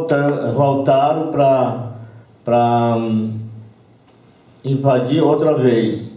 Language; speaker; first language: Portuguese; non-native, local second language; Yanomámi